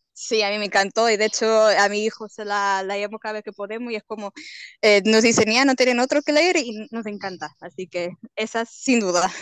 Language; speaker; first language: Spanish; non-native, fluent; Portuguese